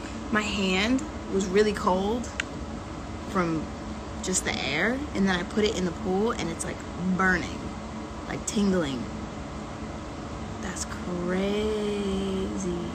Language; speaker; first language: English; native; English